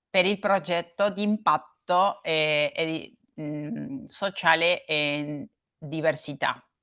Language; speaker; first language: Italian; non-native, learner; Spanish